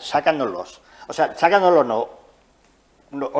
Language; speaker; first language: Spanish; native; Spanish